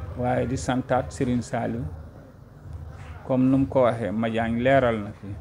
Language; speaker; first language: Wolof; non-native, local second language; Jola-Fonyi